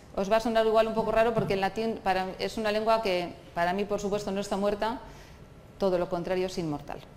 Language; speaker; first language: Spanish; non-native, local second language; Basque